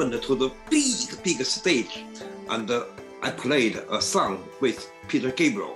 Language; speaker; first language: English; non-native, learner; Chinese